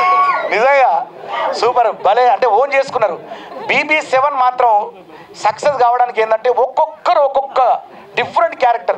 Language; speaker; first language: Telugu; native; Telugu